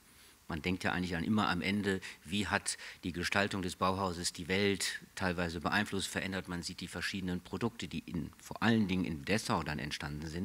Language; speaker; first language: German; native; German